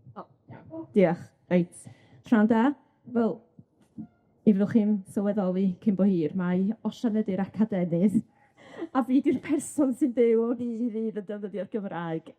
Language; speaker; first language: Welsh; native; Welsh